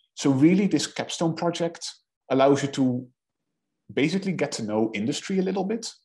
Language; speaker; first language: English; non-native, fluent; Dutch